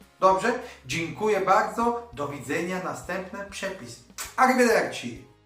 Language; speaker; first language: Polish; non-native, learner; Italian